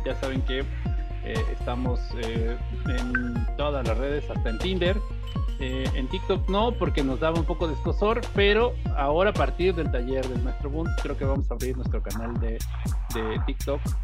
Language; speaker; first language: Spanish; native; Spanish